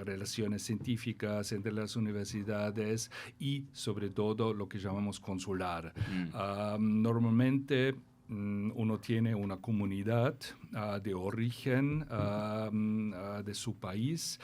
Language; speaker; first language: Spanish; non-native, fluent; German